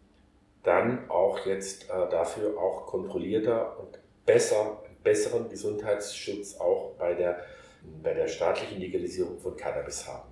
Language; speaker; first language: German; native; German